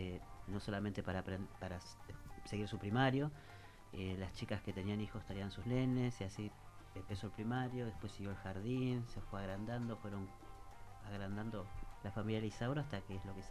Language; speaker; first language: Spanish; native; Spanish